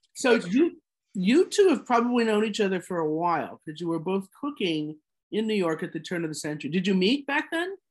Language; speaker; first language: English; native; English